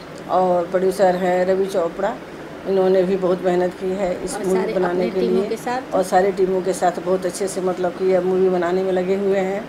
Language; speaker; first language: Hindi; native; Hindi